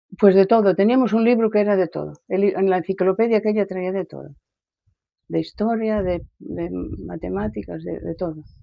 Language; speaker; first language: Asturian; native; Asturian